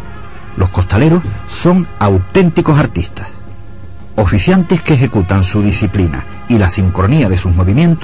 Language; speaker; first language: Spanish; native; Spanish